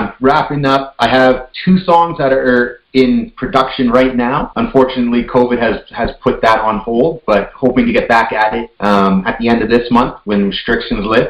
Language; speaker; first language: English; native; English